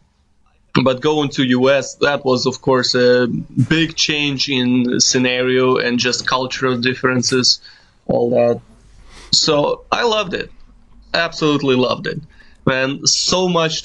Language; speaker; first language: English; non-native, fluent; Kazakh